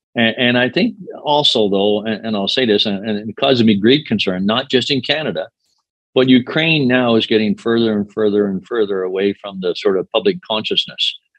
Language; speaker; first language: English; native; English